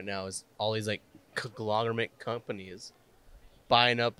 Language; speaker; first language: English; native; English